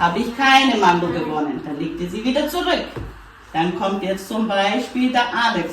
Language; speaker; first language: German; native; German